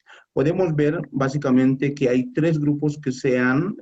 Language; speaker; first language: Spanish; native; Spanish